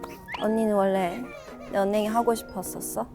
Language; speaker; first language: Korean; non-native, fluent; Chinese